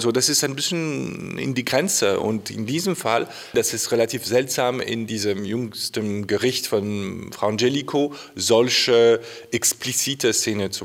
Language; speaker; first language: German; non-native, fluent; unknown